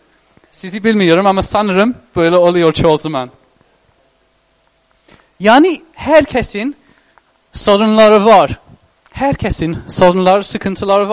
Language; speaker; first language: Turkish; non-native, fluent; English